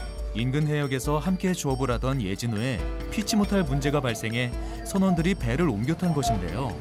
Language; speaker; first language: Korean; native; Korean